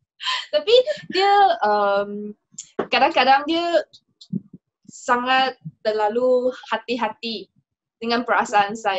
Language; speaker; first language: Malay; non-native, local second language; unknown